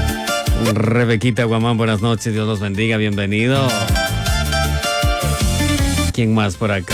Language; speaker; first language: Spanish; non-native, local second language; Quechua